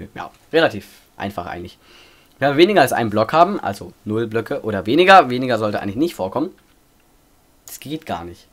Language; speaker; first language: German; native; German